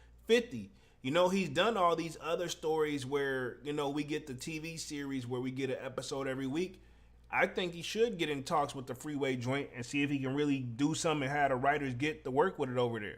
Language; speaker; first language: English; native; English